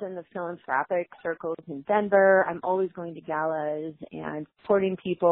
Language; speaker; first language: English; native; English